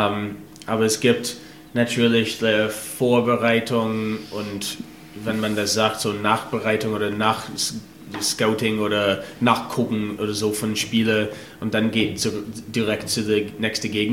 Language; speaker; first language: German; non-native, fluent; English